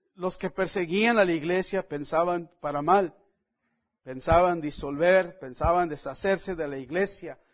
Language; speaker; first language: Spanish; non-native, fluent; English